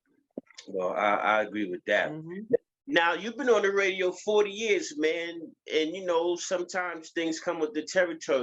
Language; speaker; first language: English; native; English